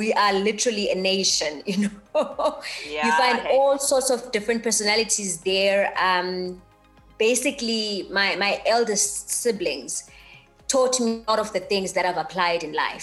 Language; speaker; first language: English; non-native, local second language; Xhosa